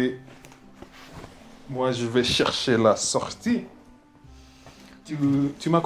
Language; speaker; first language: French; non-native, fluent; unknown